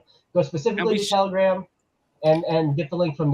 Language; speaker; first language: English; native; English